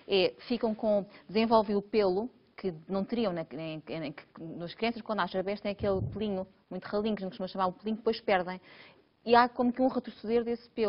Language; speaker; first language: Portuguese; native; Portuguese